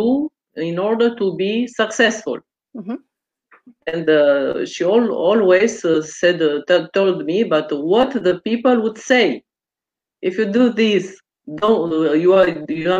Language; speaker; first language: English; non-native, fluent; Romanian